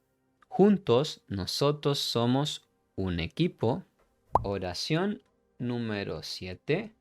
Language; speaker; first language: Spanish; non-native, fluent; English